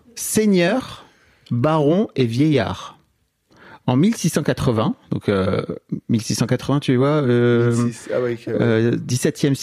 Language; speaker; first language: French; native; French